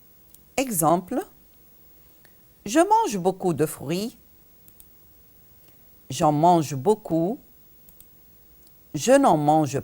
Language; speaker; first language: French; non-native, fluent; Arabic